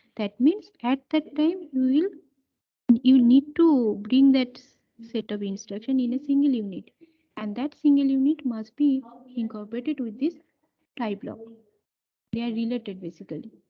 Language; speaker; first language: English; non-native, local second language; Bangla